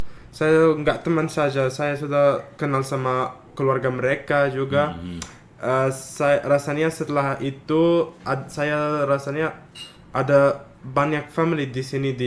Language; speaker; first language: Indonesian; non-native, fluent; Arabic